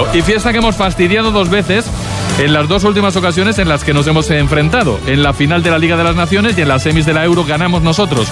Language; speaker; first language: Spanish; native; Spanish